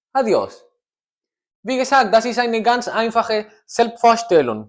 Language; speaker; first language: German; non-native, learner; Spanish